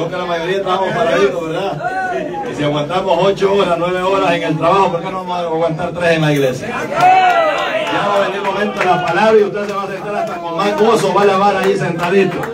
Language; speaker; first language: Spanish; native; Spanish